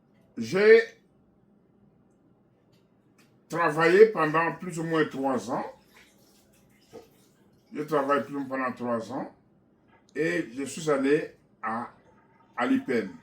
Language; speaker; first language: French; non-native, local second language; Kongo